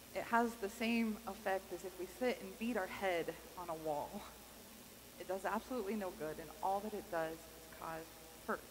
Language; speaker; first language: English; native; English